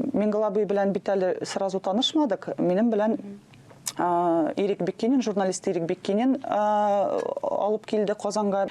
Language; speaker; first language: Tatar; non-native, local second language; Russian